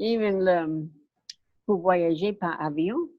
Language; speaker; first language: French; non-native, learner; English